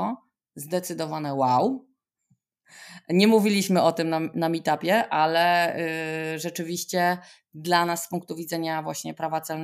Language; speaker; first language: Polish; native; Polish